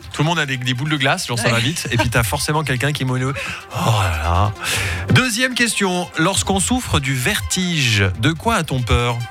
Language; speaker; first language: French; native; French